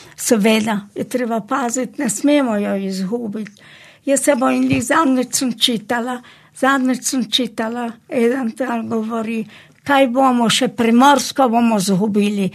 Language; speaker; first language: Slovenian; native; Slovenian